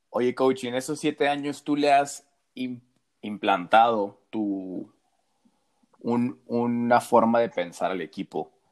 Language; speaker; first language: Spanish; native; Spanish